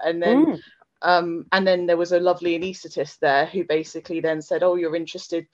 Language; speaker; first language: English; native; English